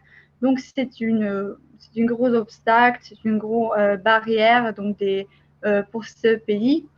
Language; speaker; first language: French; non-native, fluent; Albanian